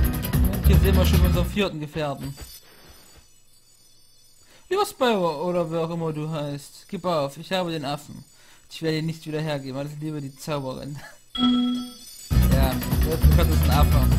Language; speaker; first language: German; native; German